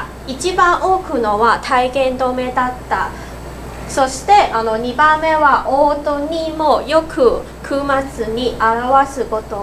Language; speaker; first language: Japanese; non-native, learner; Cantonese